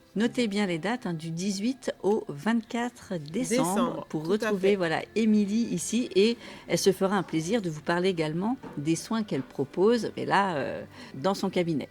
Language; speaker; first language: French; native; French